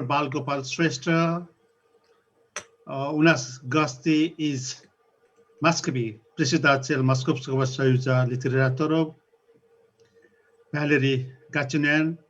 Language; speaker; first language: Russian; non-native, learner; Nepali